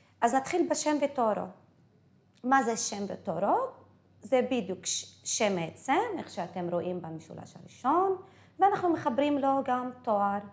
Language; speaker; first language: Hebrew; non-native, local second language; Arabic